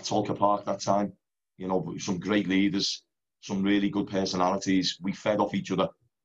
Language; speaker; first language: English; native; English